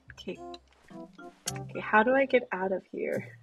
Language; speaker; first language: English; non-native, fluent; Korean